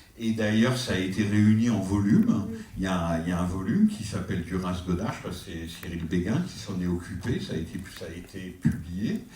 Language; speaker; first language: French; native; French